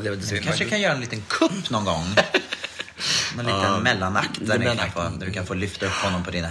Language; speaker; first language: Swedish; native; Swedish